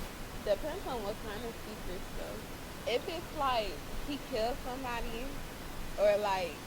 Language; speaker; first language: English; native; English